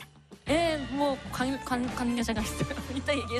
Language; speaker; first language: Korean; native; Korean